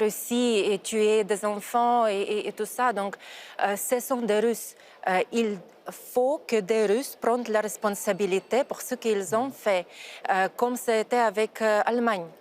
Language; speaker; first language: French; non-native, fluent; Ukrainian